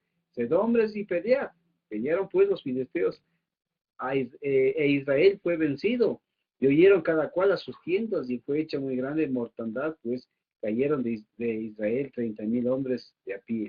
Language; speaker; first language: Spanish; native; Spanish